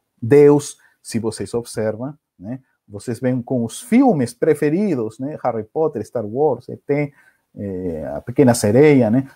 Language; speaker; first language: Portuguese; non-native, fluent; Spanish